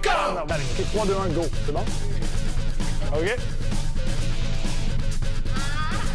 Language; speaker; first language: French; native; French